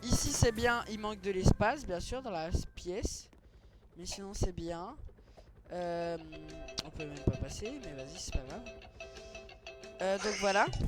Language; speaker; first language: French; native; French